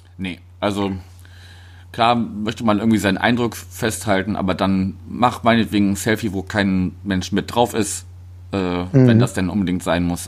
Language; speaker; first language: German; native; German